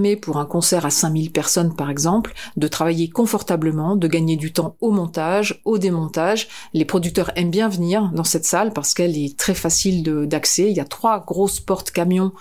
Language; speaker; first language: French; native; French